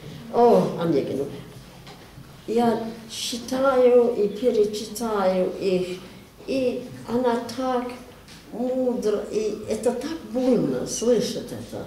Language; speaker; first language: Russian; non-native, learner; English